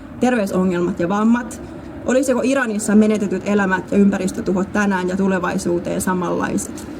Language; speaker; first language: Finnish; early bilingual, other home language; Vietnamese